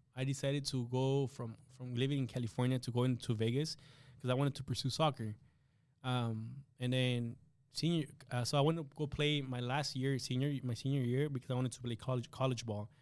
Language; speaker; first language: English; early bilingual, other home language; Spanish